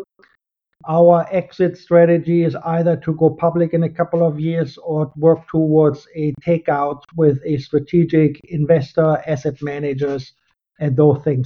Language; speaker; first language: English; non-native, fluent; German